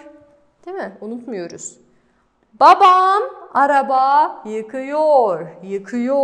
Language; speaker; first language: Turkish; non-native, fluent; Kazakh